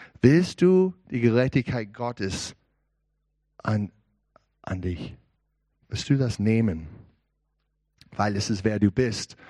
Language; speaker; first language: German; non-native, learner; English